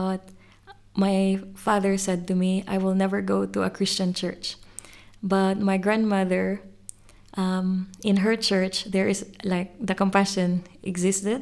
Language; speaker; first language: English; non-native, local second language; Cebuano